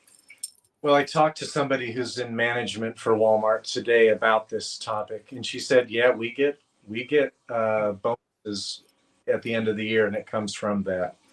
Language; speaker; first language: English; native; English